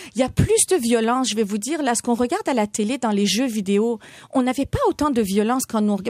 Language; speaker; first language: French; early bilingual, other home language; Persian